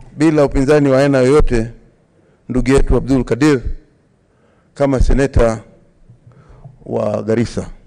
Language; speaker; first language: Swahili; native; Swahili